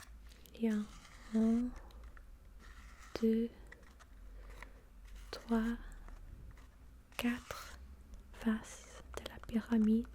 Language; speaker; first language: French; non-native, fluent; English